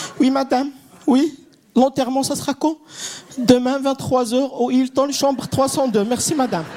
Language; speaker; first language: French; non-native, local second language; Kabyle